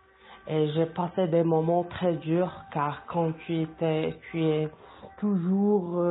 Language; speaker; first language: French; non-native, local second language; Arabic